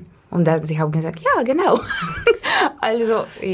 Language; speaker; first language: German; non-native, fluent; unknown